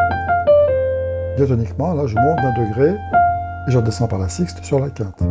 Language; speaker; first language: French; native; French